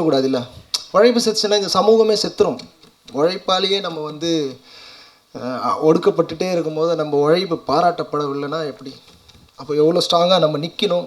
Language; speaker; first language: Tamil; native; Tamil